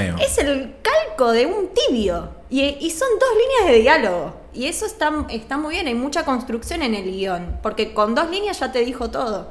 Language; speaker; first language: Spanish; native; Spanish